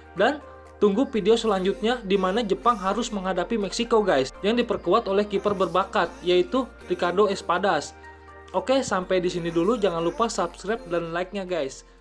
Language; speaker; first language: Indonesian; native; Indonesian